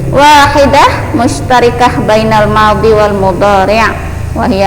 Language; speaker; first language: Arabic; non-native, fluent; Indonesian